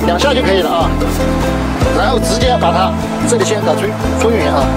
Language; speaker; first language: Chinese; native; Chinese